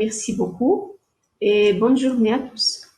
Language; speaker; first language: French; non-native, fluent; Portuguese